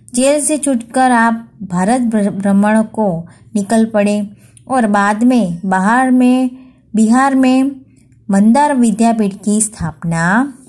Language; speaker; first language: Hindi; non-native, local second language; Gujarati